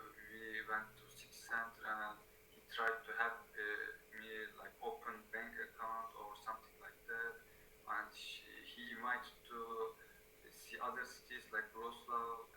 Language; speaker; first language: English; non-native, learner; Turkish